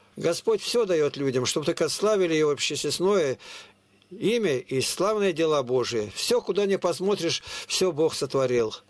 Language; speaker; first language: Russian; native; Russian